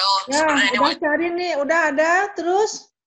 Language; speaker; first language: Indonesian; native; Indonesian